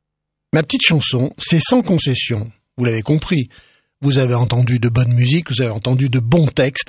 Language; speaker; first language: French; native; French